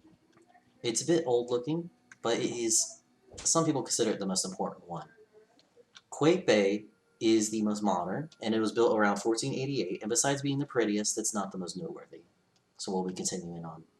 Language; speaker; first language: English; native; English